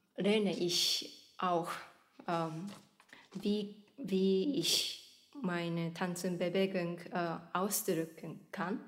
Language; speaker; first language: German; non-native, learner; Japanese